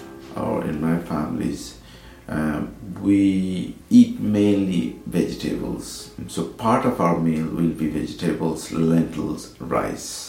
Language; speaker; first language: English; non-native, fluent; Nepali